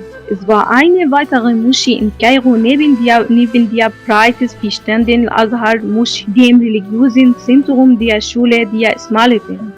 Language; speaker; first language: German; non-native, learner; Arabic